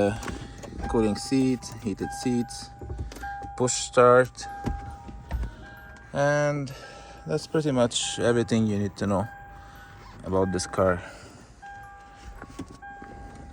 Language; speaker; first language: English; non-native, fluent; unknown